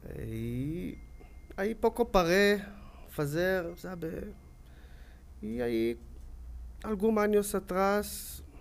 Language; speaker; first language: Portuguese; non-native, learner; Hebrew